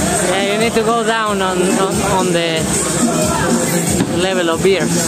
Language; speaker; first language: English; non-native, fluent; Spanish